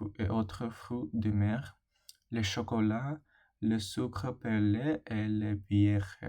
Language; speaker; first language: French; non-native, learner; English